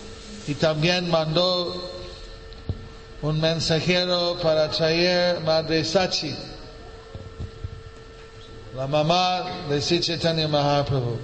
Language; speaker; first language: Spanish; non-native, fluent; English